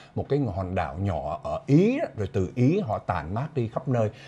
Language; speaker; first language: Vietnamese; native; Vietnamese